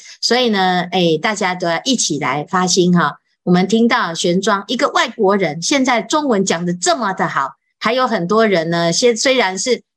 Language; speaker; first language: Chinese; native; Chinese